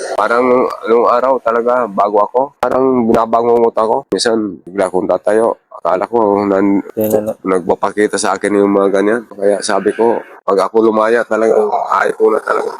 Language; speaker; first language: Filipino; non-native, local second language; Bikol